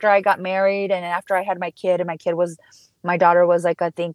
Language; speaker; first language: English; early bilingual, other home language; Spanish